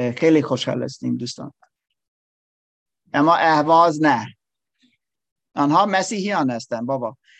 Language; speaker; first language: Persian; non-native, learner; English